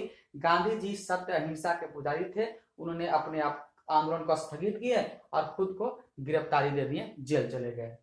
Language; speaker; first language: Hindi; native; Hindi